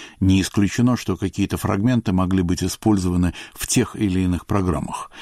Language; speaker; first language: Russian; native; Russian